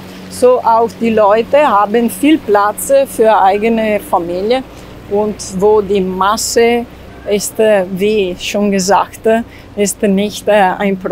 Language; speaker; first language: German; non-native, learner; Italian